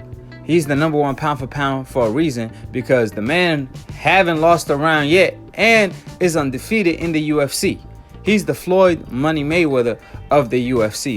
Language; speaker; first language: English; native; English